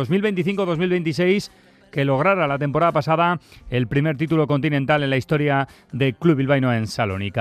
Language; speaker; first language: Spanish; native; Spanish